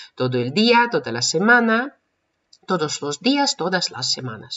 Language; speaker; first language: Spanish; non-native, fluent; Russian